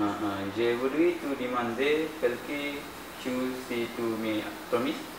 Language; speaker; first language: French; non-native, learner; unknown